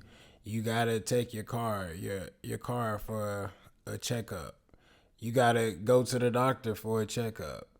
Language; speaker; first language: English; native; English